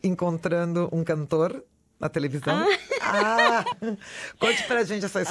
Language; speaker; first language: Portuguese; native; Portuguese